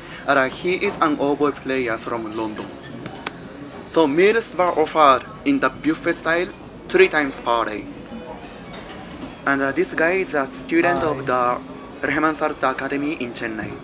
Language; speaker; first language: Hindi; non-native, fluent; Japanese